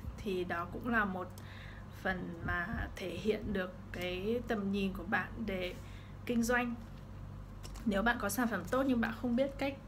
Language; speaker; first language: Vietnamese; early bilingual, heritage; Vietnamese